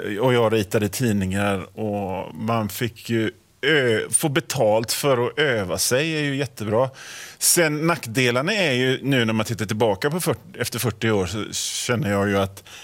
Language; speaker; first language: Swedish; native; Swedish